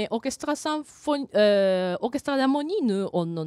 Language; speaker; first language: French; non-native, fluent; Japanese